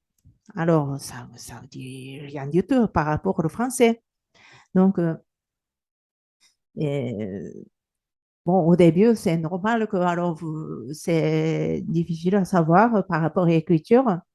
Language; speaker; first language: French; non-native, fluent; Japanese